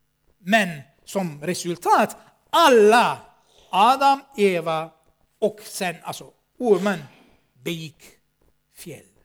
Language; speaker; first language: Swedish; non-native, fluent; Armenian